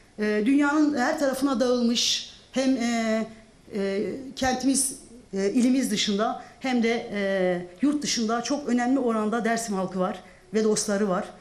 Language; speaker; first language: Turkish; non-native, local second language; Zaza